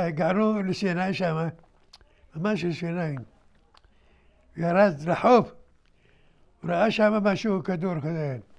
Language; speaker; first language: Hebrew; early bilingual, other home language; Arabic